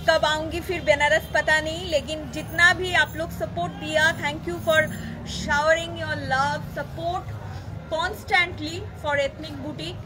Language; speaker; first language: Hindi; non-native, local second language; Bangla